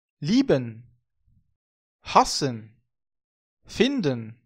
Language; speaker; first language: German; non-native, fluent; Vietnamese